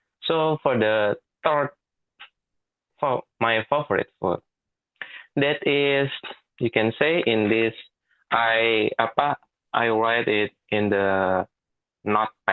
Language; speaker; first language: English; non-native, learner; Indonesian